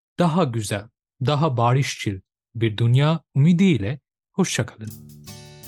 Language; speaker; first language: Turkish; non-native, fluent; Bangla